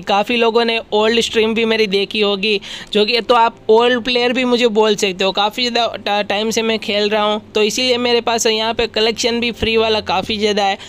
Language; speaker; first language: Hindi; non-native, local second language; Gujarati